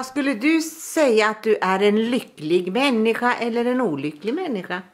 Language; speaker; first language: Swedish; native; Swedish